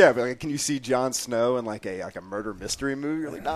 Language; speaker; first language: English; native; English